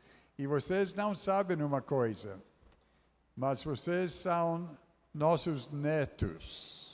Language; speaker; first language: Portuguese; non-native, fluent; English